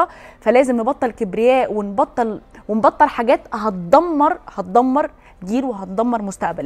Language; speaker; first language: Arabic; native; Arabic